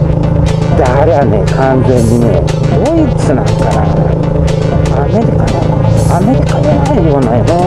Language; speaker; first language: Japanese; native; Japanese